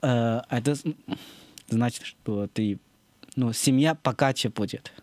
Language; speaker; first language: Russian; non-native, learner; Chinese